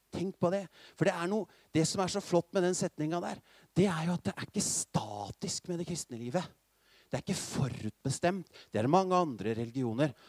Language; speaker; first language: Norwegian; native; Norwegian